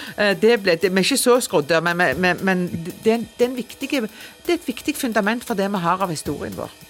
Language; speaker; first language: Norwegian; native; Norwegian